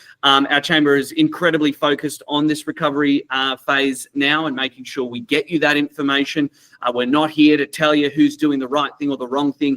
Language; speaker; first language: English; native; English